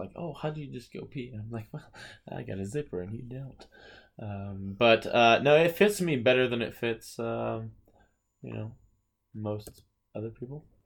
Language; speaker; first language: English; early bilingual, other home language; French